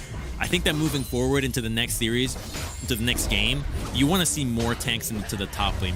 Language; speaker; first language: English; native; English